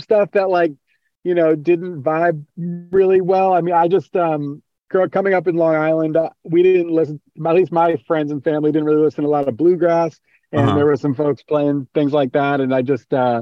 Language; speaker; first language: English; native; English